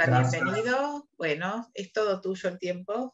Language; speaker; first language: Spanish; native; Spanish